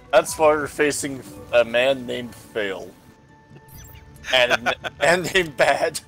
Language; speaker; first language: English; native; English